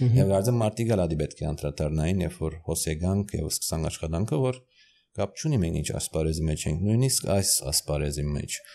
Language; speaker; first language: Armenian; early bilingual, heritage; Armenian